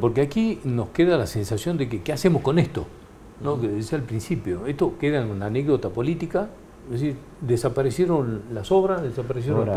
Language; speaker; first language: Spanish; native; Spanish